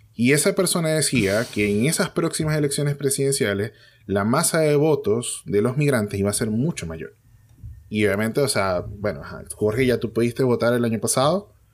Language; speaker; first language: Spanish; native; Spanish